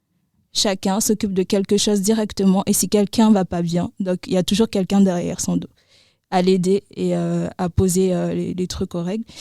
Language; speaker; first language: French; native; French